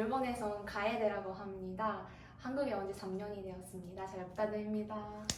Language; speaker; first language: Korean; non-native, learner; Japanese